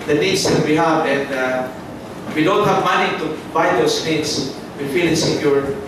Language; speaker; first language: English; non-native, local second language; Filipino